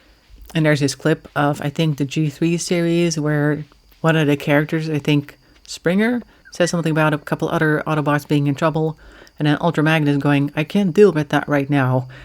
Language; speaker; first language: English; non-native, fluent; Dutch